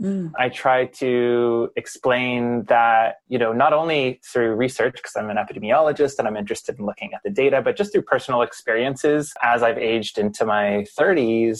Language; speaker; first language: English; native; English